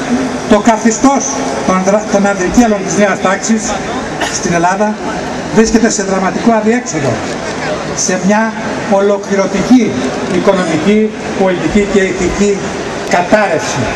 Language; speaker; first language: Greek; native; Greek